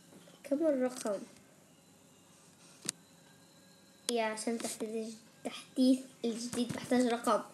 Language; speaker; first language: Arabic; native; Arabic